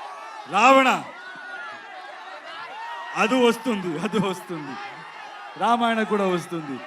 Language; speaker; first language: Telugu; non-native, learner; Kannada